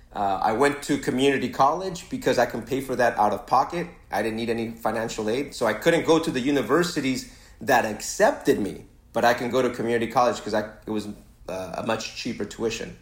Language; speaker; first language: English; early bilingual, other home language; Spanish